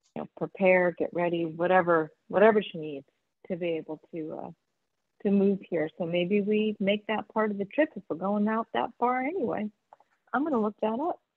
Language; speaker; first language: English; native; English